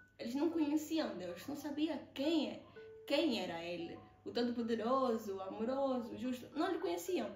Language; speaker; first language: Portuguese; native; Portuguese